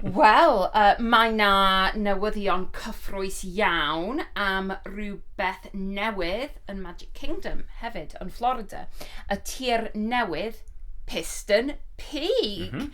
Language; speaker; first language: Welsh; non-native, learner; English